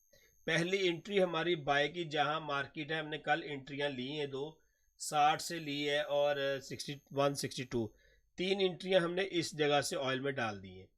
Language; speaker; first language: Hindi; non-native, local second language; Punjabi